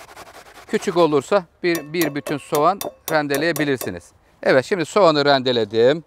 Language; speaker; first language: Turkish; native; Turkish